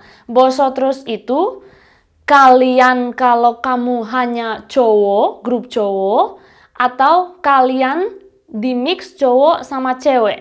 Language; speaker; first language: Indonesian; non-native, fluent; Spanish